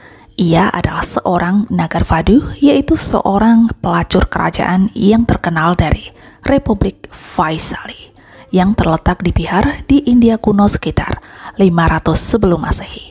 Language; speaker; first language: Indonesian; native; Indonesian